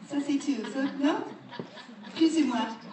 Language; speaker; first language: French; non-native, learner; English